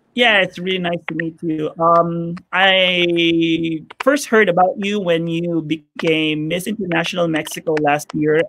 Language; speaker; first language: English; non-native, fluent; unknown